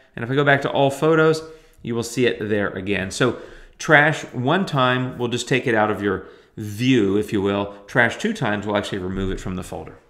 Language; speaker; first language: English; native; English